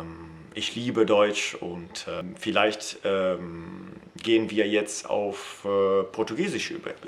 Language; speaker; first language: German; non-native, fluent; Italian